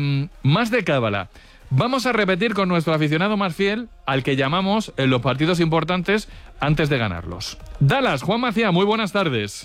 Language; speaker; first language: Spanish; native; Spanish